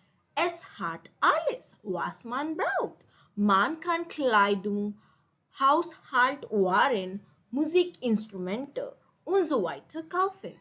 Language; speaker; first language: German; non-native, fluent; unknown